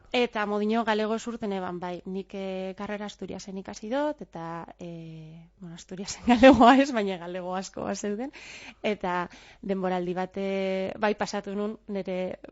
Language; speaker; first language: Basque; non-native, local second language; Spanish